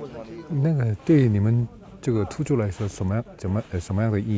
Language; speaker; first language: Chinese; non-native, fluent; Korean